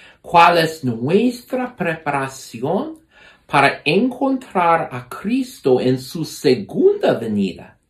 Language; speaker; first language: Spanish; non-native, fluent; English